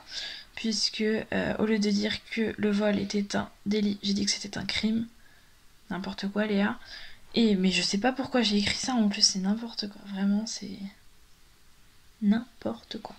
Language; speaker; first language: French; native; French